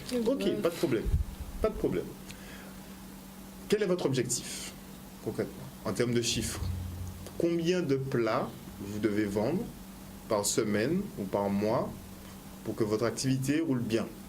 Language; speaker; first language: French; native; French